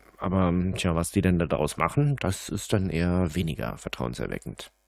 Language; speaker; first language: German; native; German